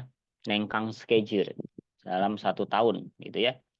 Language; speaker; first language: Indonesian; native; Indonesian